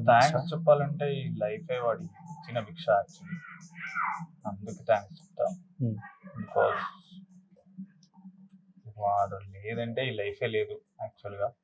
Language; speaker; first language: Telugu; non-native, local second language; Kannada